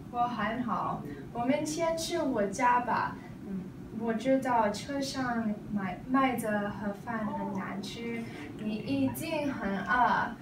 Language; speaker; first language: Chinese; non-native, learner; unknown